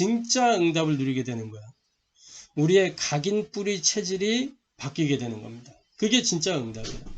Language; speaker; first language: Korean; native; Korean